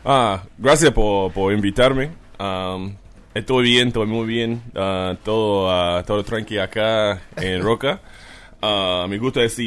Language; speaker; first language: Spanish; non-native, learner; English